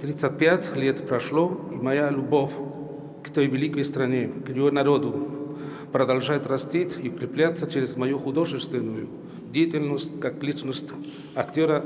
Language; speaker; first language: Russian; non-native, fluent; Spanish